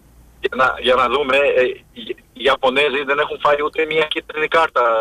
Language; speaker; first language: Greek; non-native, fluent; Portuguese